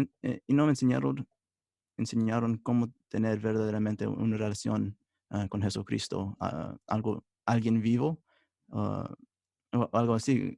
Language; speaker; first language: Spanish; early bilingual, heritage; Spanish